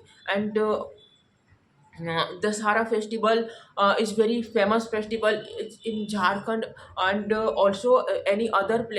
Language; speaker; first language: English; non-native, learner; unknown